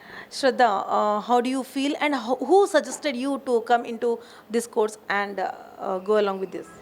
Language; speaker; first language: English; non-native, local second language; Telugu